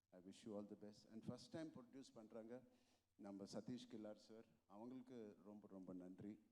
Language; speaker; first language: Tamil; non-native, local second language; Telugu